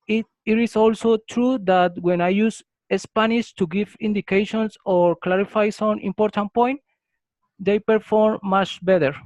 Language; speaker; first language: English; non-native, learner; Spanish